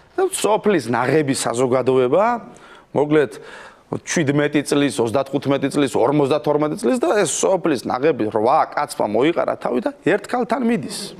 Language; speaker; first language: Georgian; native; Georgian